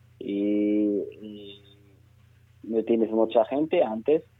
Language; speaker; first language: Spanish; non-native, learner; Arabic